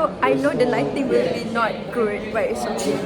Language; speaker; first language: English; non-native, local second language; Malay